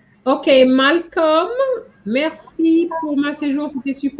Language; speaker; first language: French; non-native, fluent; English